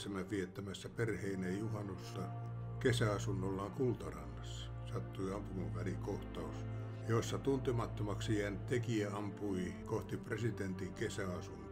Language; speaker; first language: Finnish; native; Finnish